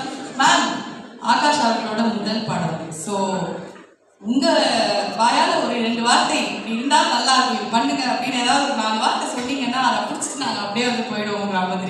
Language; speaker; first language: Tamil; native; Tamil